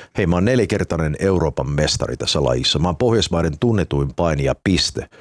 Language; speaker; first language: Finnish; early bilingual, heritage; English